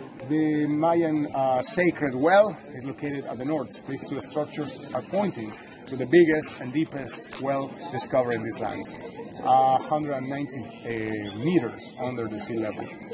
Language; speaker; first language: English; non-native, fluent; Spanish